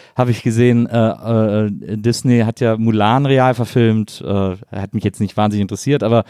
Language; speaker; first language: German; native; German